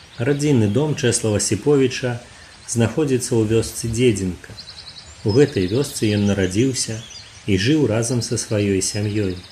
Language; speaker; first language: Belarusian; native; Belarusian